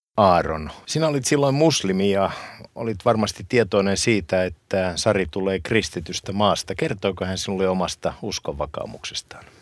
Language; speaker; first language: Finnish; native; Finnish